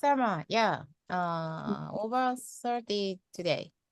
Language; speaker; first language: English; non-native, fluent; Japanese